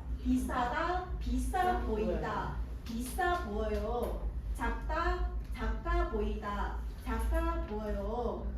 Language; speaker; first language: Korean; non-native, fluent; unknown